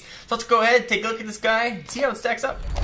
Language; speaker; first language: English; native; English